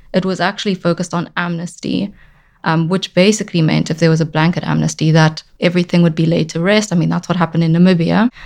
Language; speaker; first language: English; native; English